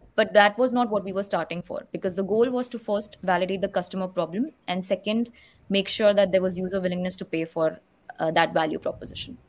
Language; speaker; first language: English; non-native, local second language; Hindi